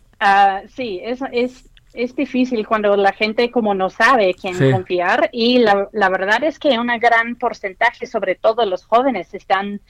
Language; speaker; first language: Spanish; non-native, fluent; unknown